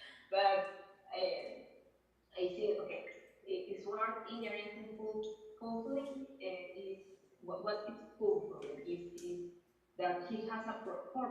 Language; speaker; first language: English; non-native, learner; Spanish